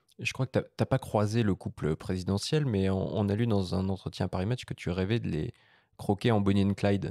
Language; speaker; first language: French; native; French